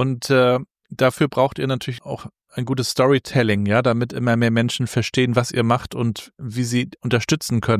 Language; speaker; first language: German; native; German